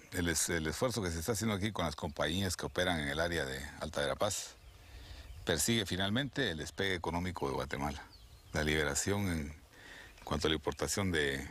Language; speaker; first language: Spanish; native; Spanish